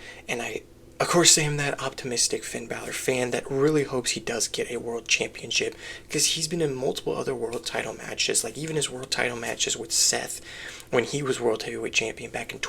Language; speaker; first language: English; native; English